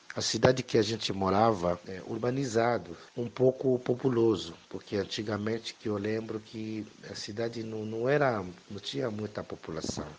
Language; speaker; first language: Portuguese; non-native, fluent; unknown